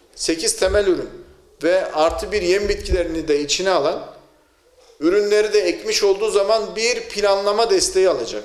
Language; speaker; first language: Turkish; native; Turkish